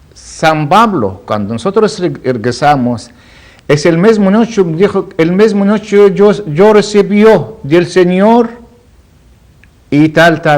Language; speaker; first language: Spanish; non-native, learner; Arabic